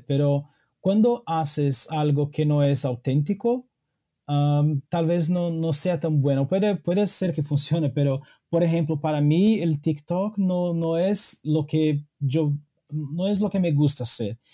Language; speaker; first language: Spanish; non-native, fluent; Portuguese